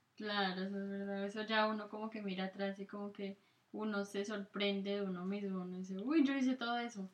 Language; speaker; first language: Spanish; native; Spanish